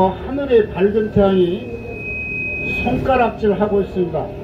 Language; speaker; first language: Korean; native; Korean